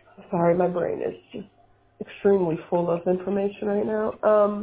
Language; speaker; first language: English; early bilingual, other home language; Spanish